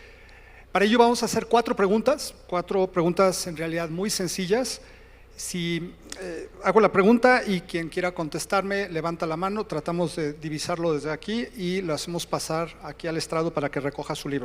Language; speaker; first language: Spanish; native; Spanish